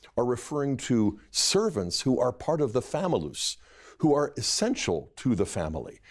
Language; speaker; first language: English; native; English